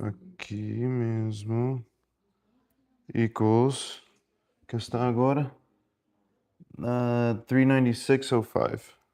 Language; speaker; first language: Portuguese; non-native, learner; Spanish